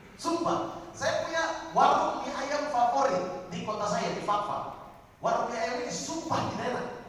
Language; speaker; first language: Indonesian; native; Indonesian